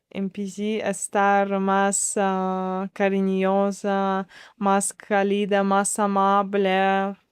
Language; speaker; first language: Spanish; non-native, learner; Russian